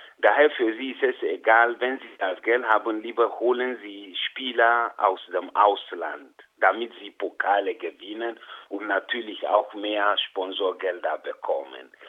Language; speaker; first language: German; non-native, fluent; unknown